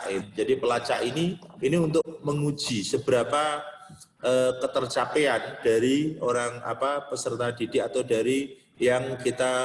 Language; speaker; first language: Indonesian; non-native, local second language; Javanese